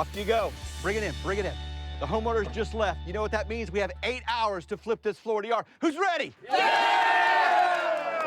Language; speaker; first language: English; native; English